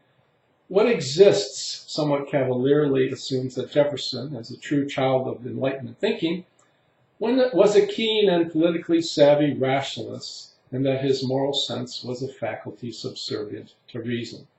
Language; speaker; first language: English; native; English